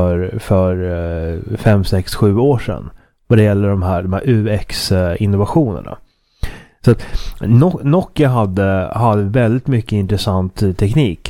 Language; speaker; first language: Swedish; native; Swedish